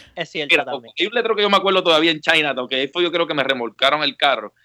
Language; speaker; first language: Spanish; native; Spanish